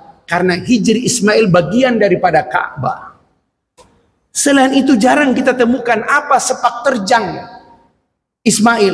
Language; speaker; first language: Indonesian; native; Indonesian